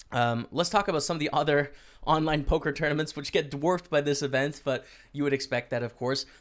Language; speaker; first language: English; native; English